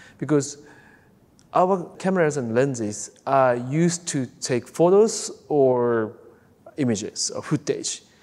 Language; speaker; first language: English; non-native, fluent; Japanese